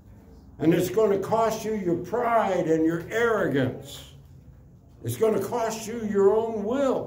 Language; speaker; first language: English; native; English